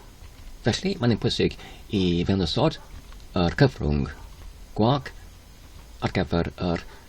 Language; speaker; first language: Welsh; non-native, learner; Polish